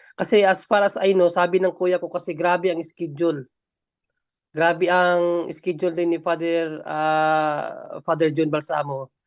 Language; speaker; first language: Filipino; non-native, local second language; Cebuano